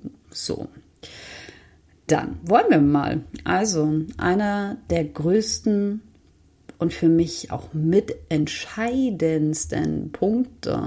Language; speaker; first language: German; native; German